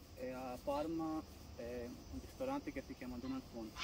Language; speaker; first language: Italian; non-native, fluent; Urdu